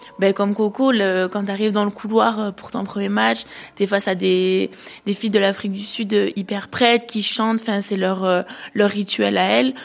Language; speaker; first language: French; native; French